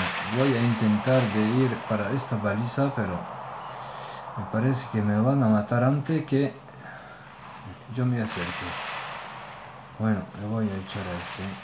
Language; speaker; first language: Spanish; non-native, learner; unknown